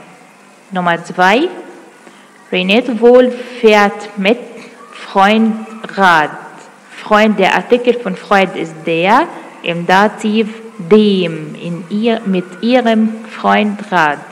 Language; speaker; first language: German; non-native, fluent; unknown